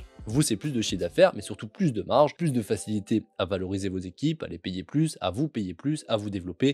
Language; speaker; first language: French; native; French